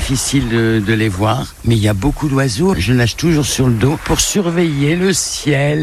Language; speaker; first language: French; native; French